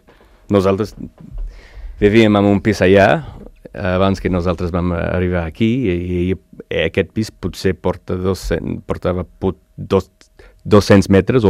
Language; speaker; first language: Catalan; non-native, learner; English